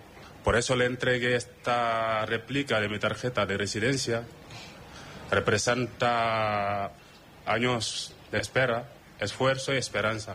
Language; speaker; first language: Spanish; non-native, fluent; Wolof